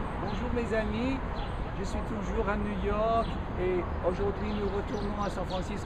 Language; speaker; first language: French; non-native, fluent; English